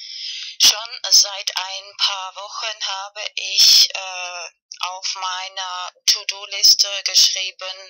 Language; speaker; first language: German; non-native, fluent; Spanish